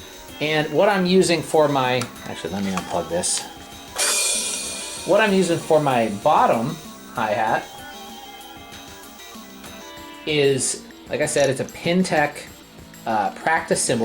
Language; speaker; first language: English; native; English